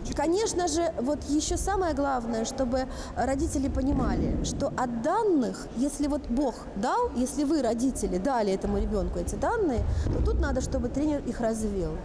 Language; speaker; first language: Russian; native; Russian